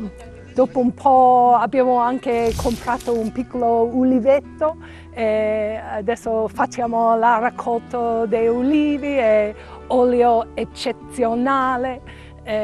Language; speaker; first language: Italian; non-native, learner; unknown